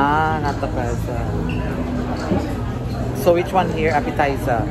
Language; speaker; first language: English; non-native, local second language; Filipino